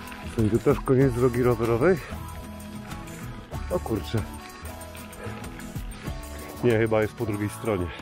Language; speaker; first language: Polish; native; Polish